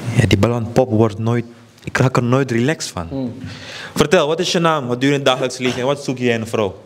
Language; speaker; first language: Dutch; native; Dutch